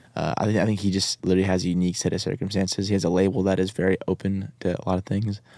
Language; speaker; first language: English; native; English